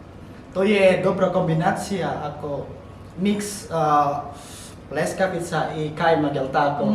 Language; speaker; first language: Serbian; non-native, learner; Indonesian